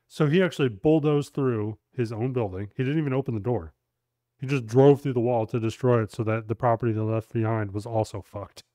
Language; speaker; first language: English; native; English